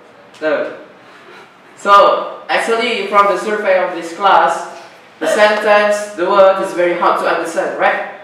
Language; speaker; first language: English; non-native, learner; Indonesian